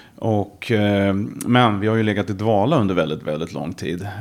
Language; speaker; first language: Swedish; native; Swedish